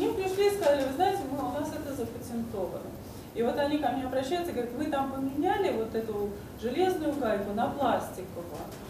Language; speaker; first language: Russian; native; Russian